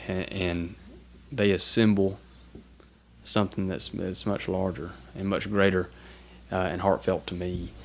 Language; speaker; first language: English; native; English